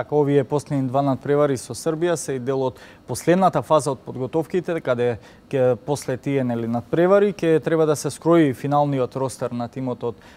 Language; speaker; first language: Macedonian; native; Macedonian